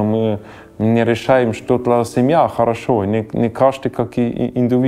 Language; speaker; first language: Russian; non-native, learner; German